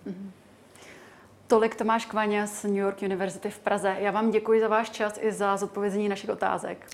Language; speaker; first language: Czech; native; Czech